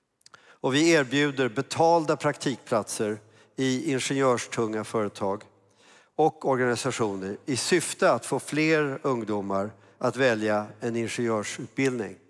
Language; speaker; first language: Swedish; native; Swedish